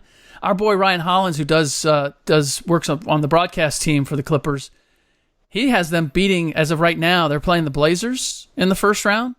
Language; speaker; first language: English; native; English